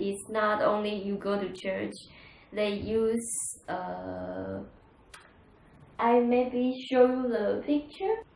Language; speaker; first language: English; non-native, learner; Chinese